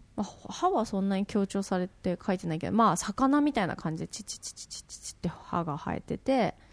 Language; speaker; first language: Japanese; native; Japanese